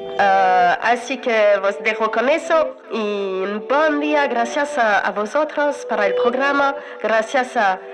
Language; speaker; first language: Spanish; non-native, fluent; French